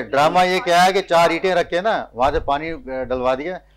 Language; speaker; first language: Urdu; native; Urdu